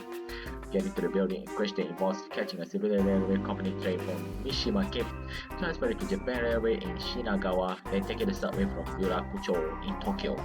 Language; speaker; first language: English; non-native, local second language; Malay